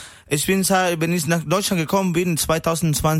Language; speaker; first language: German; non-native, learner; Spanish